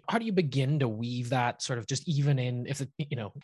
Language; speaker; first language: English; native; English